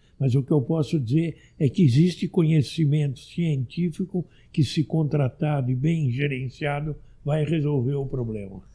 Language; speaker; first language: Portuguese; early bilingual, other home language; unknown